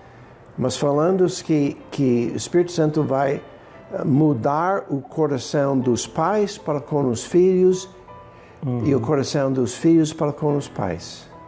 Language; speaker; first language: Portuguese; non-native, fluent; English